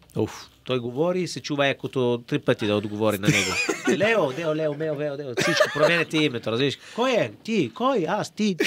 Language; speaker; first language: Bulgarian; non-native, learner; Italian